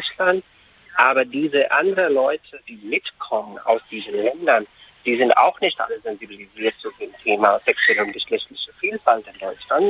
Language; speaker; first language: German; non-native, fluent; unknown